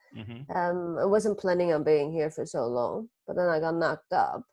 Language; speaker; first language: English; early bilingual, other home language; Chinese